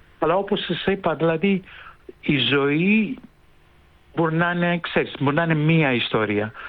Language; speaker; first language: Greek; early bilingual, heritage; Greek